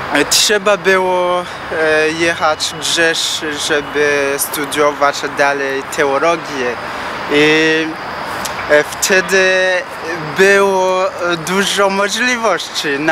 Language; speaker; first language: Polish; non-native, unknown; Rundi